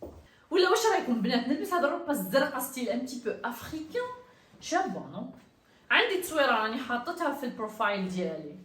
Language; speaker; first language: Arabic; native; Arabic